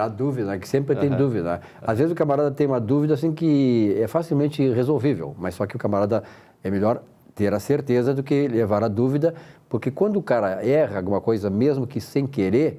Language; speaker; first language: Portuguese; native; Portuguese